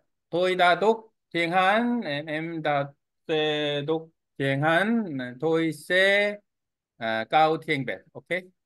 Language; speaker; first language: Vietnamese; non-native, learner; Korean